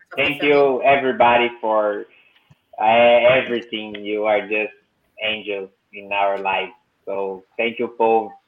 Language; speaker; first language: English; non-native, learner; Portuguese